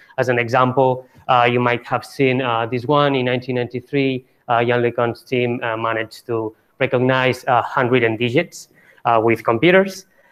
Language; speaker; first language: English; non-native, fluent; Catalan